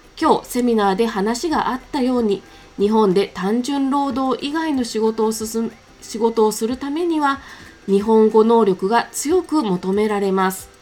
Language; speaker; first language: Japanese; native; Japanese